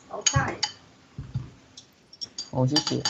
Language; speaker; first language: English; non-native, learner; Chinese